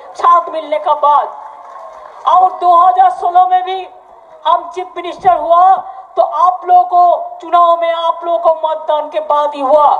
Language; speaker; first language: Hindi; non-native, local second language; Bangla